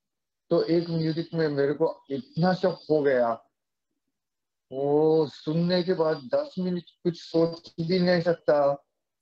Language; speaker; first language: Hindi; non-native, fluent; Japanese